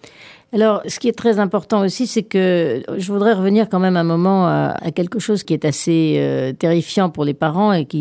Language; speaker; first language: French; native; French